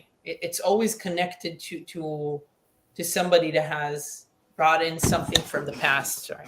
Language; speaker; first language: English; native; English